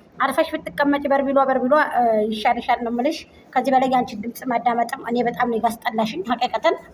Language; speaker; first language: Amharic; native; Amharic